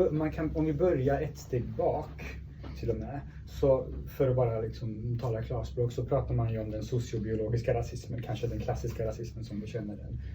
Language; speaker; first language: Swedish; early bilingual, other home language; Persian